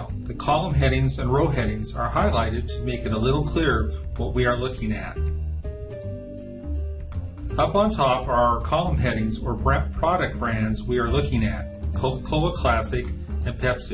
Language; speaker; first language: English; native; English